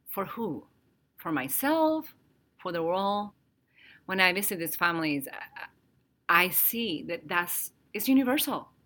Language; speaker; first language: English; non-native, fluent; Spanish